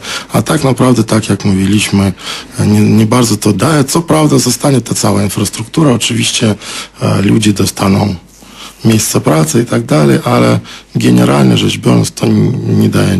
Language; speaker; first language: Polish; non-native, fluent; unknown